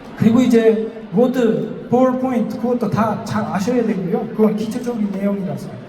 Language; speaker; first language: Korean; non-native, fluent; Uzbek